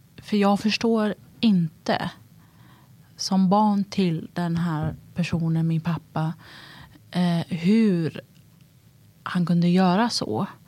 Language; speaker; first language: Swedish; early bilingual, other home language; Tigrinya